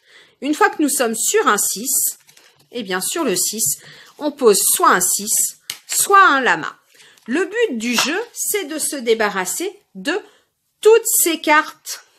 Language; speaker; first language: French; native; French